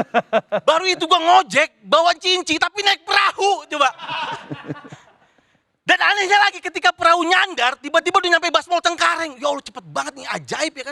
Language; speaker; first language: Indonesian; native; Indonesian